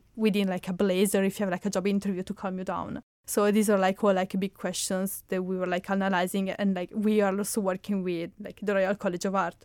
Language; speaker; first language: English; non-native, fluent; Italian